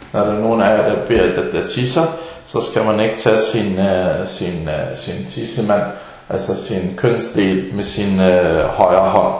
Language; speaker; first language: Danish; early bilingual, other home language; Arabic